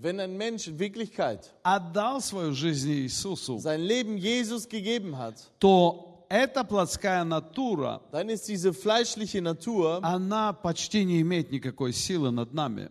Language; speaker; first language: German; non-native, fluent; Russian